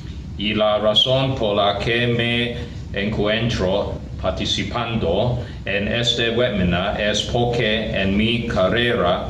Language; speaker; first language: Spanish; non-native, learner; Chinese